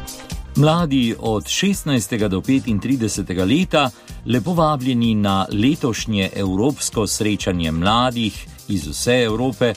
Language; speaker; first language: Slovenian; native; Slovenian